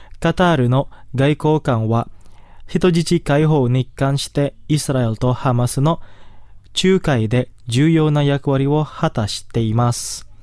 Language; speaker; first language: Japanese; non-native, fluent; Indonesian